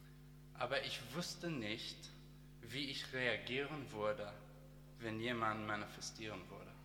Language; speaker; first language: German; non-native, learner; English